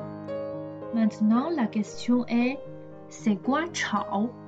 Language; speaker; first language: French; non-native, fluent; Chinese